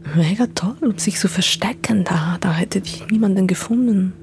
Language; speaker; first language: German; non-native, fluent; Spanish